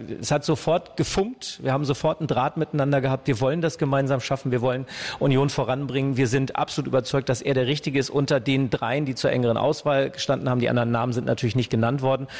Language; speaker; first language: German; native; German